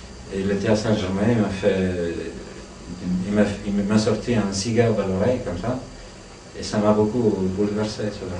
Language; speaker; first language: French; non-native, fluent; Italian